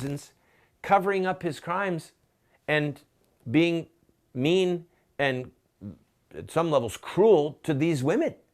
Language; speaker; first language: English; native; English